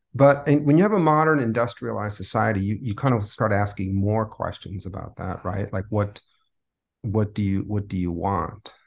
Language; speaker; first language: English; early bilingual, other home language; Spanish